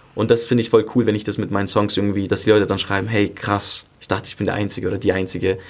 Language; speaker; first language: German; early bilingual, other home language; Greek